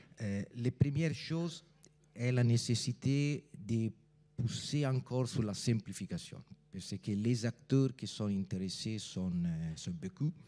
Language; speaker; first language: French; non-native, fluent; Italian